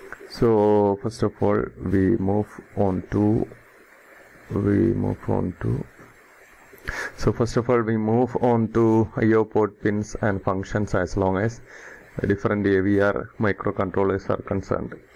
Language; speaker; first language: English; non-native, local second language; Malayalam